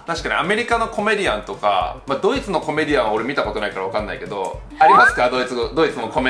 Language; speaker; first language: Japanese; native; Japanese